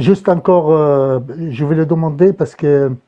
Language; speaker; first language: French; non-native, fluent; Arabic